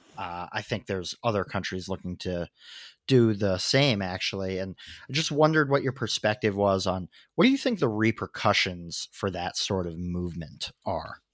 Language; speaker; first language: English; native; English